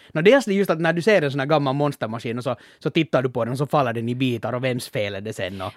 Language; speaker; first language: Swedish; native; Swedish